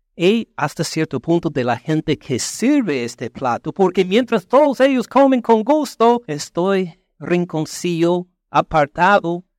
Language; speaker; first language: Spanish; non-native, fluent; English